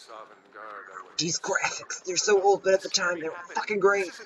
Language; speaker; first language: English; native; English